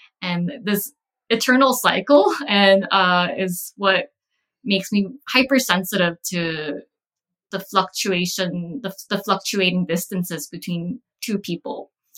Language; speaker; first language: English; early bilingual, other home language; Korean